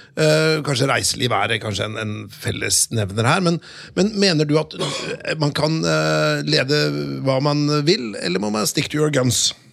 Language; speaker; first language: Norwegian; native; Norwegian